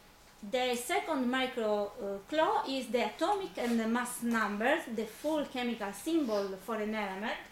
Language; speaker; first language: English; non-native, fluent; Italian